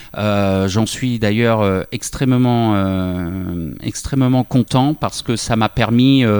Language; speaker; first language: French; native; French